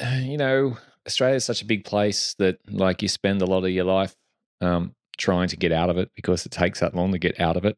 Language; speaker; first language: English; native; English